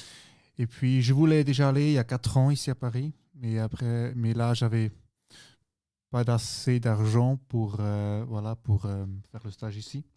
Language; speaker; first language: French; non-native, local second language; German